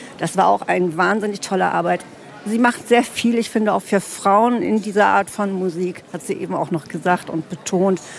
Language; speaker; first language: German; native; German